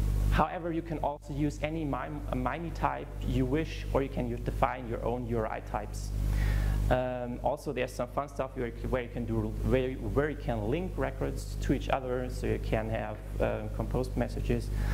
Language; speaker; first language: English; non-native, fluent; German